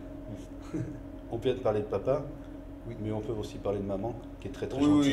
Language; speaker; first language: French; native; French